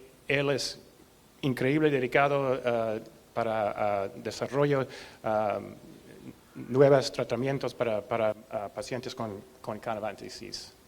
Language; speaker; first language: Spanish; non-native, learner; English